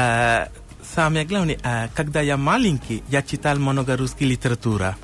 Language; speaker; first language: Russian; non-native, learner; Sinhala